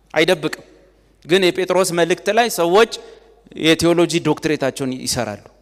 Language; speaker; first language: Amharic; non-native, local second language; Oromo